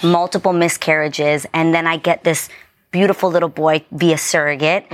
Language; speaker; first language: English; native; English